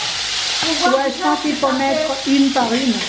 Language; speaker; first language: French; native; French